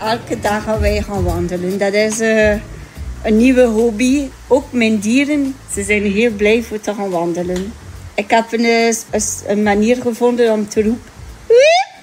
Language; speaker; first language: Dutch; non-native, local second language; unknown